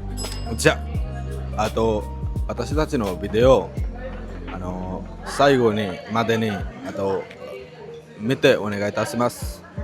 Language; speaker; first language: Japanese; non-native, learner; Nepali